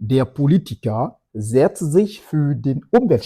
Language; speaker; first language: German; non-native, fluent; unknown